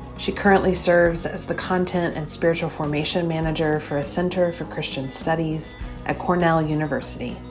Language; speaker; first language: English; native; English